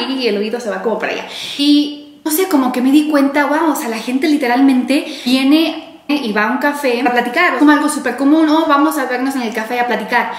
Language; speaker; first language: Spanish; early bilingual, heritage; English